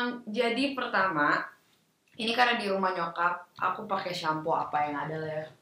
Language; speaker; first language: Indonesian; early bilingual, heritage; Indonesian